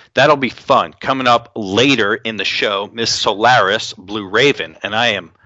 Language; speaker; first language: English; native; English